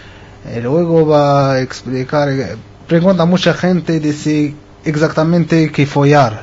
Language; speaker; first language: Spanish; non-native, learner; Arabic